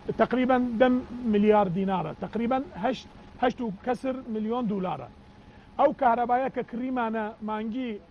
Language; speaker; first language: Central Kurdish; non-native, local second language; Turkish